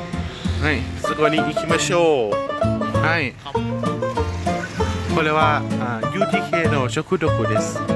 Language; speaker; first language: Japanese; non-native, learner; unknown